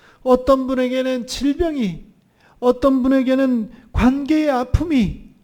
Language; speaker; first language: Korean; native; Korean